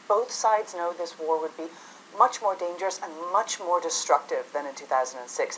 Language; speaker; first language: English; native; English